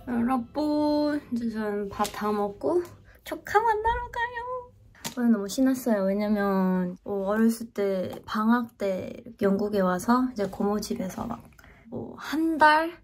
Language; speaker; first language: Korean; non-native, fluent; Thai